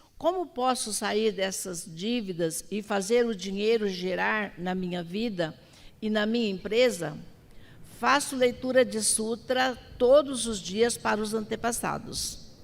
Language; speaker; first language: Portuguese; native; Portuguese